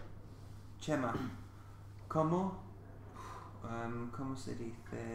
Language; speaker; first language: Spanish; non-native, fluent; English